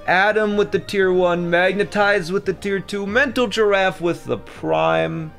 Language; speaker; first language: English; native; English